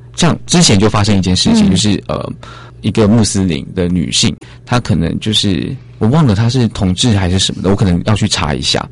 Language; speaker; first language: Chinese; native; Chinese